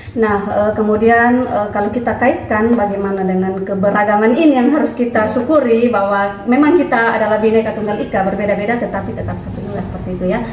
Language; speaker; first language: Indonesian; native; Indonesian